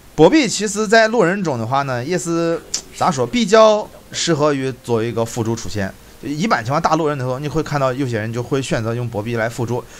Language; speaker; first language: Chinese; native; Chinese